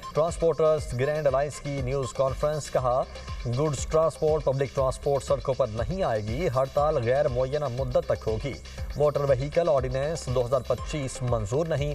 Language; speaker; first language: Urdu; native; Urdu